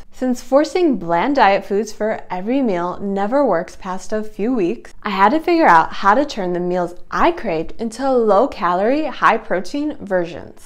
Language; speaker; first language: English; native; English